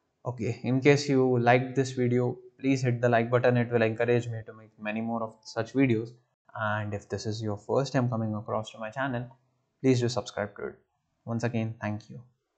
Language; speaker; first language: English; non-native, local second language; Telugu